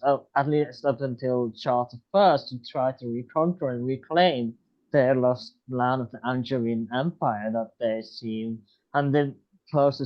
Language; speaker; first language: English; non-native, fluent; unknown